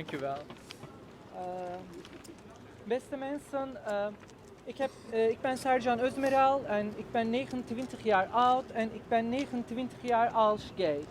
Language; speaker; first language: Dutch; non-native, fluent; Turkish